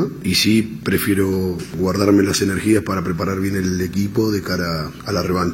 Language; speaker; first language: Spanish; native; Spanish